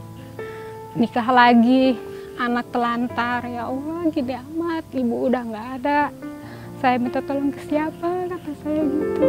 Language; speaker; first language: Indonesian; non-native, local second language; Sundanese